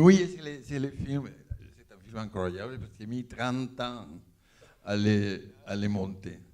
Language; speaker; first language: French; non-native, fluent; Spanish